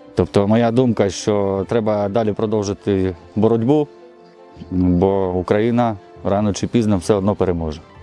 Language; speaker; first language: Ukrainian; non-native, local second language; Russian